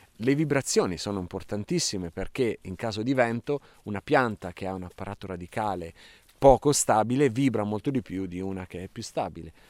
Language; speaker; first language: Italian; native; Italian